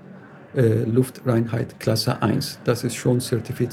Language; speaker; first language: German; non-native, learner; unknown